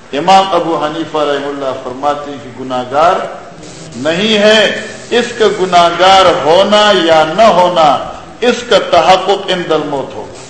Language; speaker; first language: Urdu; non-native, local second language; Northern Hindko